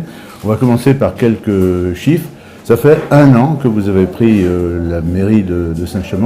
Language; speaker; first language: French; native; French